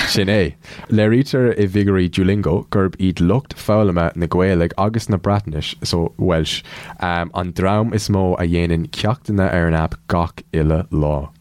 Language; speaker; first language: Irish; non-native, local second language; English